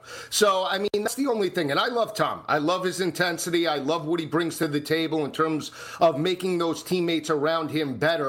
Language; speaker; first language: English; native; English